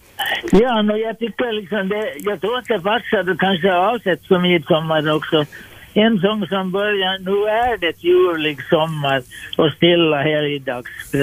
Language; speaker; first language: Swedish; native; Swedish